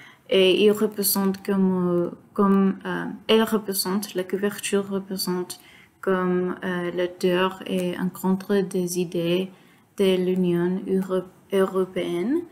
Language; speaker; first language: French; non-native, learner; Spanish